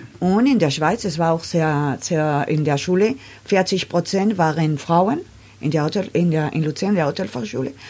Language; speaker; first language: German; non-native, learner; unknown